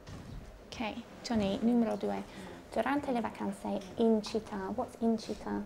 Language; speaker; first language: Italian; non-native, fluent; English